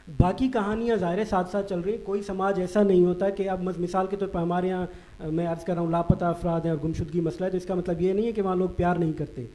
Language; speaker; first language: Urdu; non-native, local second language; Baluchi